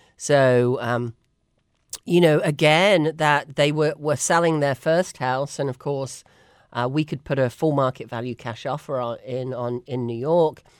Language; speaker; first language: English; native; English